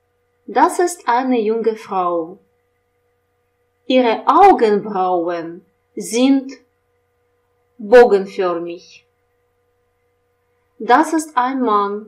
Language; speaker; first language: German; non-native, fluent; Russian